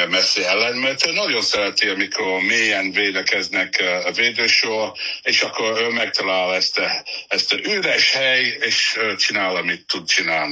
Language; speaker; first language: Hungarian; non-native, fluent; English